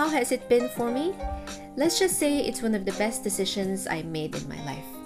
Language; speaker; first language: English; non-native, local second language; Filipino